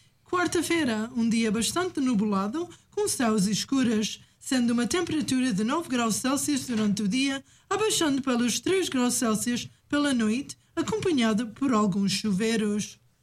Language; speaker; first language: Portuguese; native; Portuguese